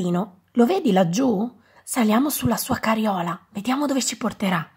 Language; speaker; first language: Italian; native; Italian